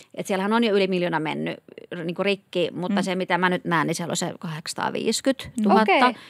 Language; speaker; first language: Finnish; native; Finnish